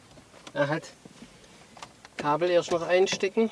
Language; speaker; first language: German; native; German